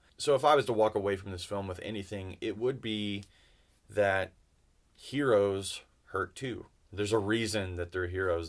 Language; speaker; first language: English; native; English